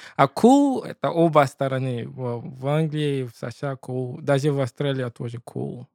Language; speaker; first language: Russian; non-native, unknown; English